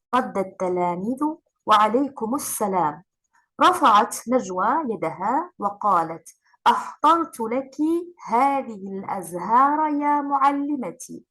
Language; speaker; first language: Arabic; non-native, fluent; Turkish